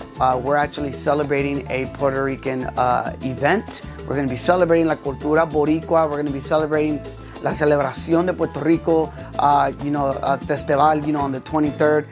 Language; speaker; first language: English; early bilingual, other home language; Spanish